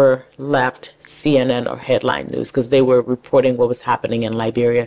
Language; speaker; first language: English; native; English